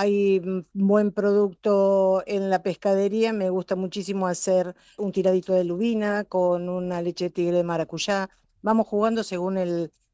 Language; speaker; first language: Spanish; native; Spanish